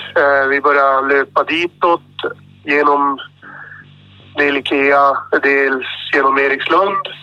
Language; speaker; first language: Swedish; native; Swedish